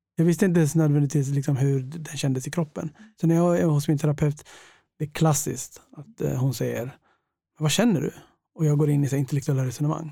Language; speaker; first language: Swedish; early bilingual, other home language; Tigrinya